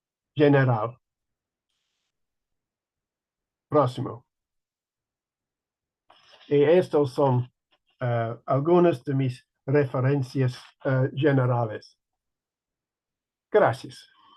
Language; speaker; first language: Spanish; non-native, learner; English